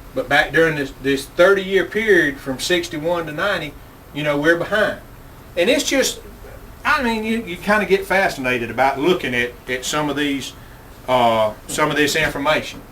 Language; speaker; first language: English; native; English